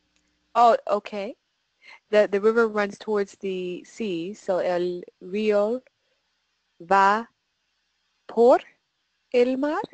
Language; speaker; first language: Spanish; non-native, learner; English